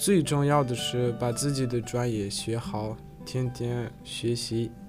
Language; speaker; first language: Chinese; non-native, learner; Uzbek